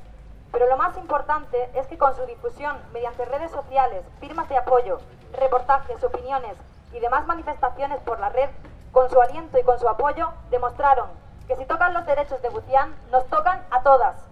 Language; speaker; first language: Spanish; native; Spanish